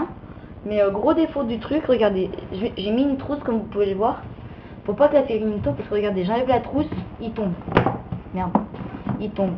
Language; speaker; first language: French; native; French